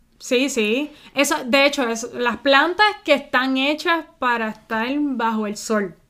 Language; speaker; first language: Spanish; early bilingual, heritage; Spanish